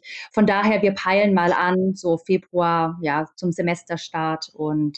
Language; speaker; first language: German; native; German